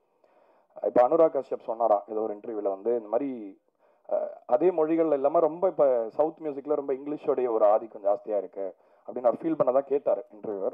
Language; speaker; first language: Tamil; native; Tamil